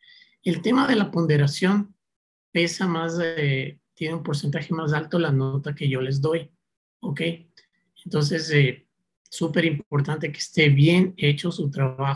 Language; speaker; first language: Spanish; native; Spanish